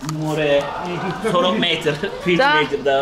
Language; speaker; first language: Russian; non-native, learner; Turkish